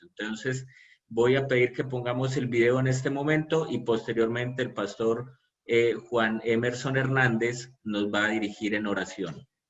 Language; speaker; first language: Spanish; native; Spanish